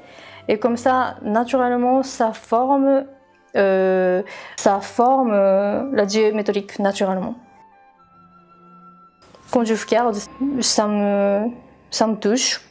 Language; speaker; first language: French; non-native, learner; Japanese